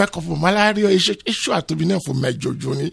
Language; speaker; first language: Hungarian; non-native, fluent; Yoruba